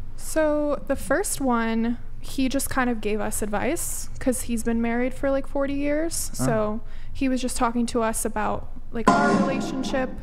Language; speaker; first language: English; native; English